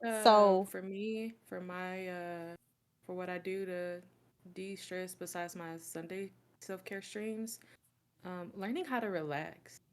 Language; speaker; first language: English; native; English